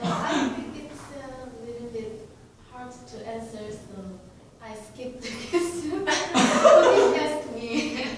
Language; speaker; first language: English; non-native, learner; Korean